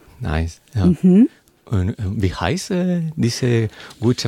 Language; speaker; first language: German; non-native, learner; Spanish